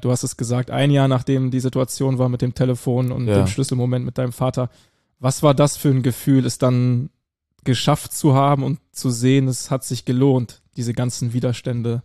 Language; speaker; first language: German; native; German